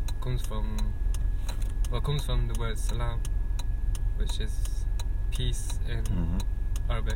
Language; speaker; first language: English; native; English